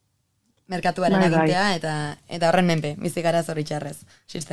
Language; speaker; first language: Basque; native; Basque